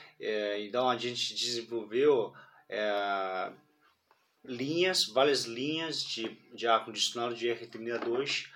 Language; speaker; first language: Portuguese; non-native, fluent; Chinese